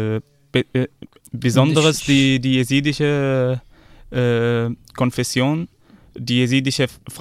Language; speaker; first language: German; non-native, fluent; Arabic